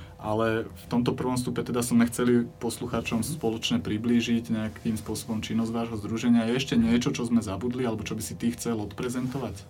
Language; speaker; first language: Slovak; native; Slovak